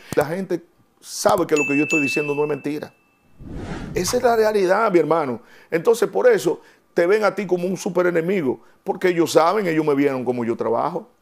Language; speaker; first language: Spanish; native; Spanish